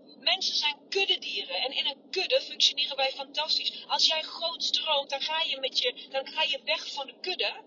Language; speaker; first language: Dutch; non-native, fluent; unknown